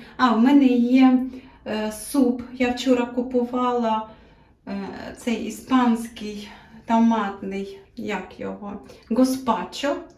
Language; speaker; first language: Ukrainian; native; Ukrainian